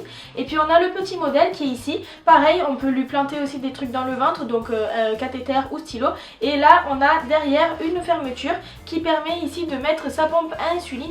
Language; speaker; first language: French; native; French